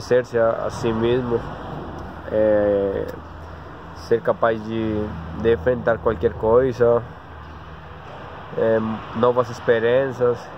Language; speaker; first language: Portuguese; non-native, learner; Spanish